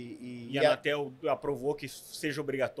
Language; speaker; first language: Portuguese; native; Portuguese